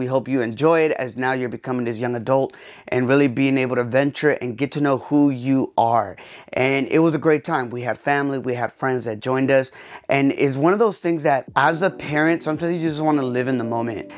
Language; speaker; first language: English; early bilingual, other home language; Spanish